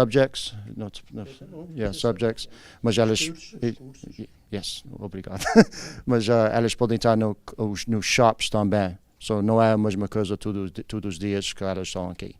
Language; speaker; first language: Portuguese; early bilingual, heritage; Portuguese